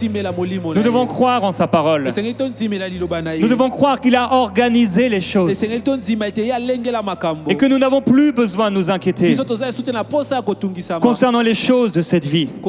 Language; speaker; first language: French; native; French